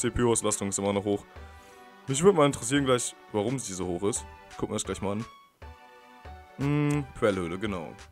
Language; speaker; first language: German; native; German